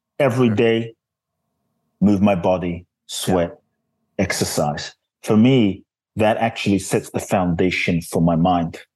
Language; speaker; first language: English; native; English